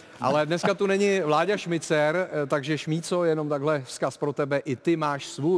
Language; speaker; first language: Czech; native; Czech